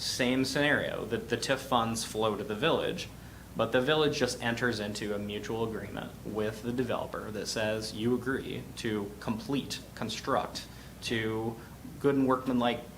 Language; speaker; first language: English; native; English